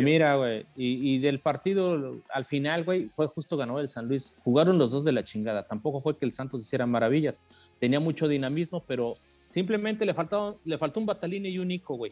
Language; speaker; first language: Spanish; native; Spanish